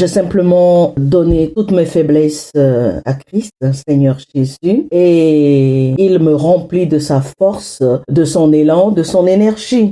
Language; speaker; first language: French; non-native, local second language; Hausa